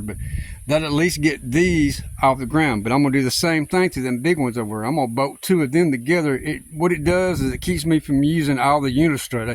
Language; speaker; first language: English; native; English